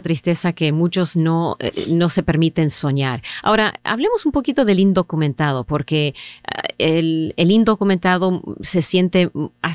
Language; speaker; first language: Spanish; early bilingual, heritage; Spanish